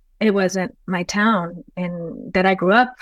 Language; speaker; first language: English; non-native, fluent; Spanish